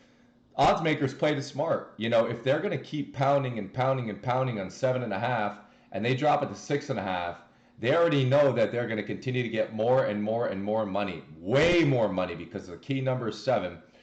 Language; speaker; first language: English; native; English